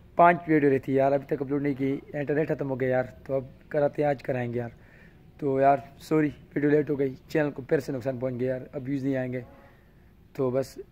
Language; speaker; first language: Urdu; non-native, local second language; Pashto